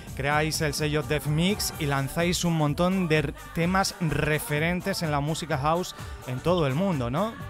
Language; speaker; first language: Spanish; native; Spanish